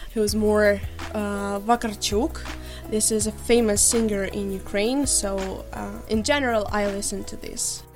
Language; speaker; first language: English; non-native, fluent; Ukrainian